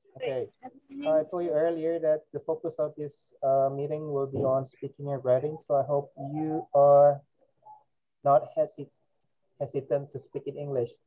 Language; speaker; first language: English; non-native, fluent; Indonesian